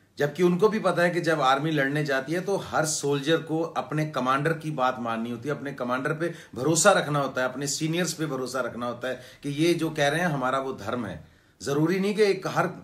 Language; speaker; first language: Hindi; non-native, local second language; Punjabi